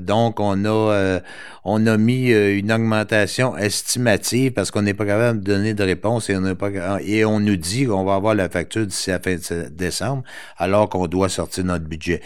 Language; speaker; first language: French; native; French